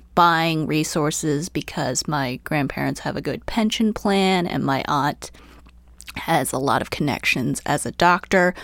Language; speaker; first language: English; early bilingual, other home language; Chinese